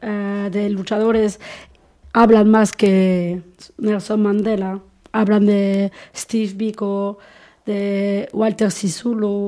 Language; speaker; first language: Spanish; non-native, fluent; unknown